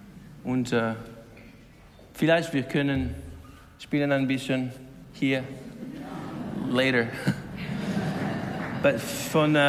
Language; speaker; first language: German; non-native, learner; English